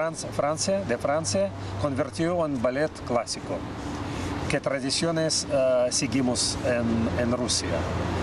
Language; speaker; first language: Spanish; non-native, learner; Russian